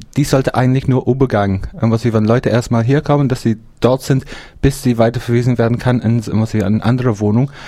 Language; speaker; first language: German; non-native, fluent; English